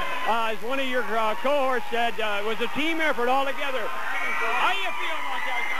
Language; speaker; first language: English; native; English